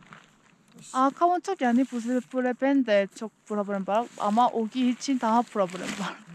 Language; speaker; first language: Turkish; non-native, learner; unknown